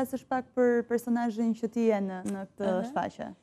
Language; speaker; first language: Albanian; native; Albanian